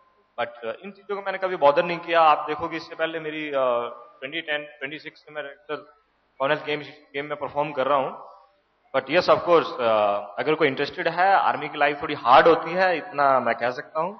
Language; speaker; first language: Hindi; native; Hindi